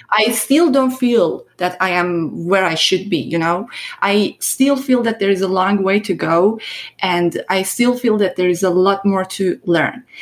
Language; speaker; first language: English; non-native, fluent; Persian